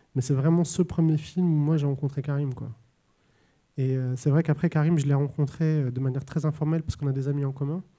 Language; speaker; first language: French; native; French